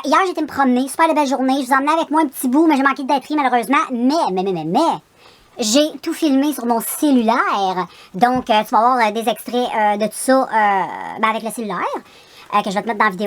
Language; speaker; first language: French; native; French